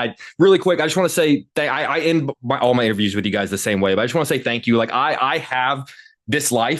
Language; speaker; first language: English; native; English